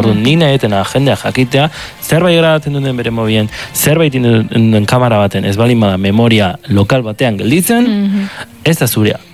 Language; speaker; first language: Basque; native; Basque